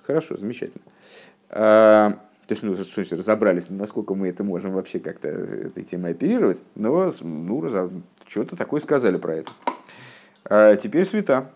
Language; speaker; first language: Russian; native; Russian